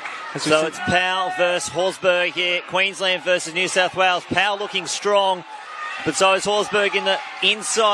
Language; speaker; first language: English; native; English